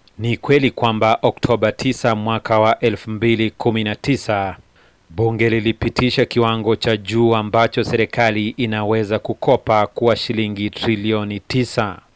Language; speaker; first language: Swahili; native; Swahili